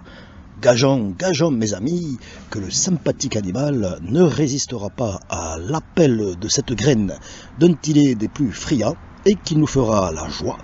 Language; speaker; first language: French; native; French